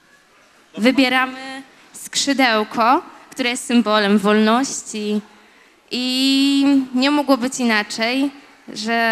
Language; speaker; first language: Polish; native; Polish